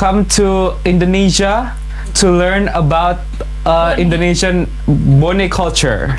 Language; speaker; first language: English; non-native, learner; Indonesian